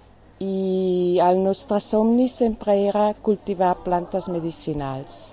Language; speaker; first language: Catalan; non-native, fluent; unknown